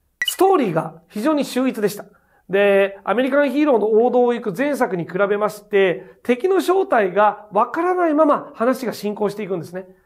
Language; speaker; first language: Japanese; native; Japanese